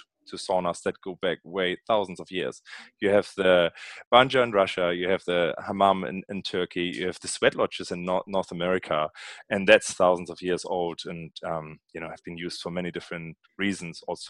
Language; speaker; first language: English; non-native, fluent; German